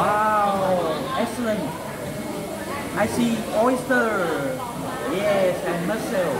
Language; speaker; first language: English; non-native, fluent; Vietnamese